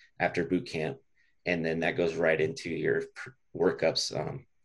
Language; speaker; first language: English; native; English